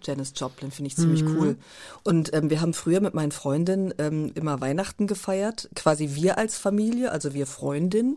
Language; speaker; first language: German; early bilingual, other home language; Turkish